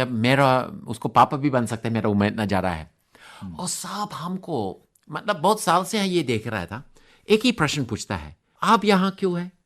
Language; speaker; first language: Hindi; non-native, fluent; English